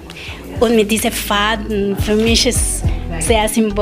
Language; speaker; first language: German; non-native, learner; Spanish